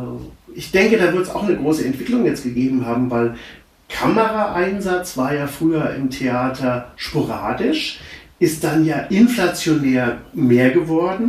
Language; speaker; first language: German; native; German